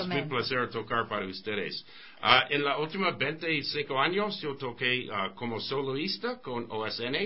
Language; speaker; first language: Spanish; non-native, learner; English